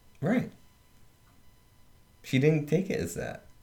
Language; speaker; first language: English; native; English